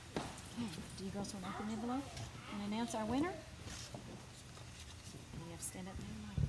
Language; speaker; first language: English; native; English